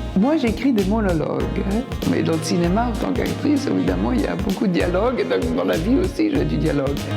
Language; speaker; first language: French; non-native, fluent; Italian